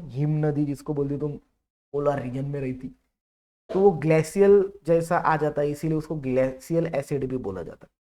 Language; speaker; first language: Hindi; non-native, local second language; Marathi